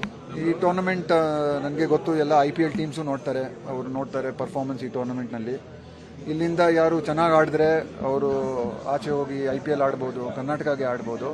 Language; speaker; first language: Kannada; non-native, local second language; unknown